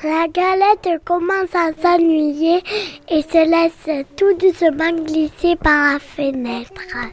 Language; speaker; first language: French; native; French